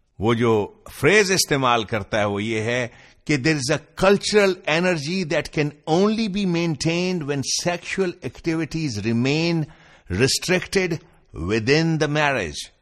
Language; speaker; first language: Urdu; non-native, local second language; Punjabi